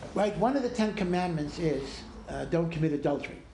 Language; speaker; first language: English; native; English